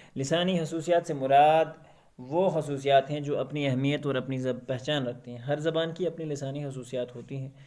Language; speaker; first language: Urdu; non-native, local second language; Kashmiri